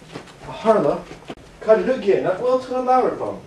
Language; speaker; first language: Irish; non-native, learner; English